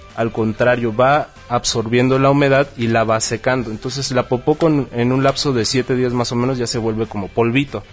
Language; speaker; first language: Spanish; native; Spanish